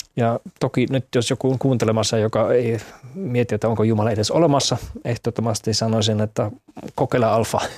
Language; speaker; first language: Finnish; non-native, fluent; German